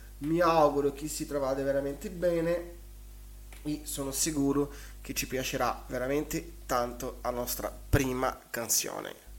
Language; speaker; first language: Italian; non-native, fluent; Portuguese